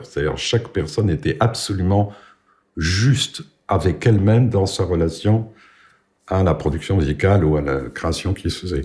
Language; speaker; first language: French; native; French